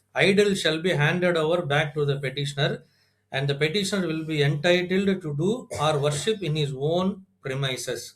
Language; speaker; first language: English; non-native, local second language; Tamil